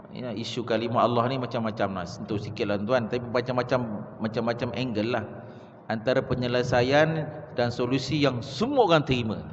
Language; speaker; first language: Malay; native; Malay